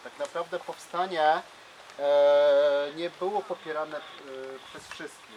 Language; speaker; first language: Polish; native; Polish